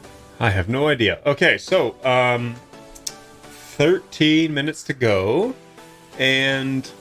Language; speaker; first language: English; native; English